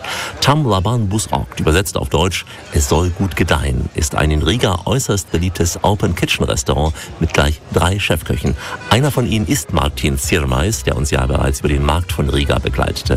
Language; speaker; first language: German; native; German